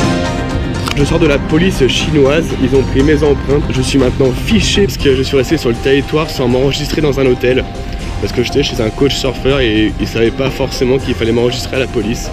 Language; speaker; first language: French; native; French